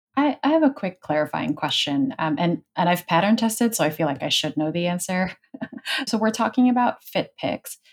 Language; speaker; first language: English; native; English